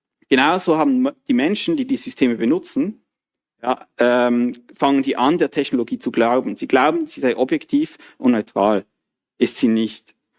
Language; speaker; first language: German; native; German